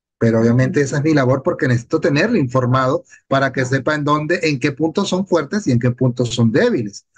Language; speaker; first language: Spanish; native; Spanish